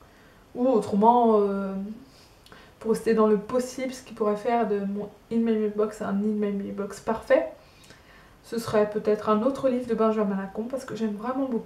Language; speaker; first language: French; native; French